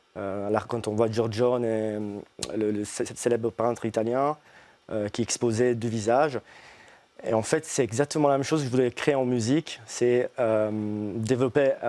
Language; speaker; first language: French; early bilingual, other home language; Italian